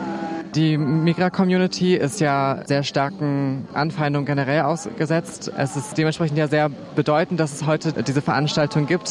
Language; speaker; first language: German; native; German